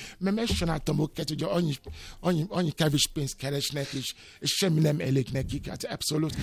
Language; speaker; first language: Hungarian; non-native, fluent; Yoruba